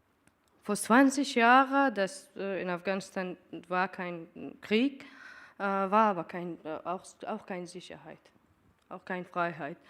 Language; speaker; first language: German; non-native, learner; Persian